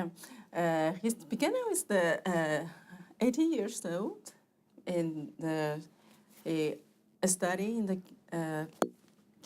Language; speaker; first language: English; non-native, learner; Chinese